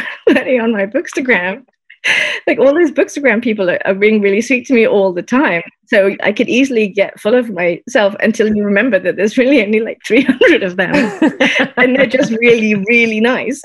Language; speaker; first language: English; native; English